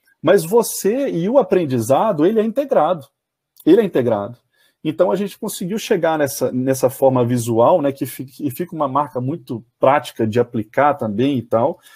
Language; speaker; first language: Portuguese; native; Portuguese